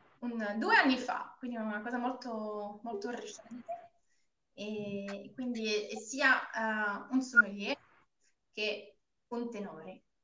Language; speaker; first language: Italian; non-native, fluent; French